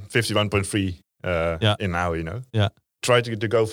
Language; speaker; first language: English; non-native, fluent; Dutch